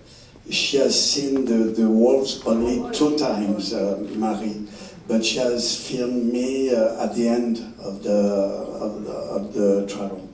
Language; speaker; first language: English; non-native, learner; French